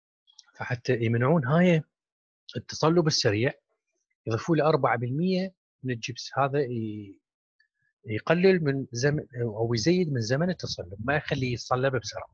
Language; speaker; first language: Arabic; native; Arabic